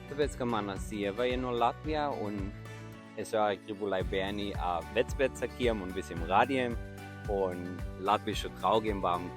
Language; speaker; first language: Latvian; non-native, learner; German